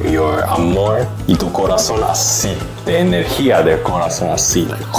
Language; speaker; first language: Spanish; non-native, learner; Korean